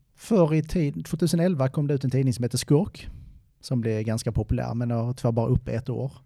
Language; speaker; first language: Swedish; native; Swedish